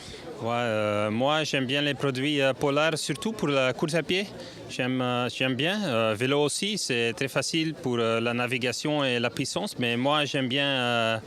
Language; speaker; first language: French; non-native, learner; Dutch